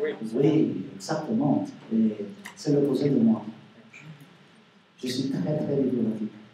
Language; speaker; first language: French; non-native, learner; Spanish